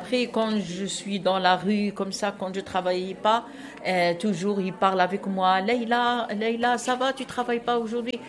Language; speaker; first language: French; non-native, fluent; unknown